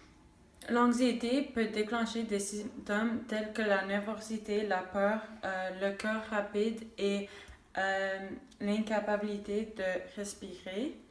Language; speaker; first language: French; non-native, local second language; English